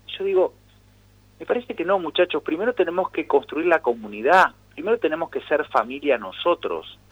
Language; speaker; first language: Spanish; native; Spanish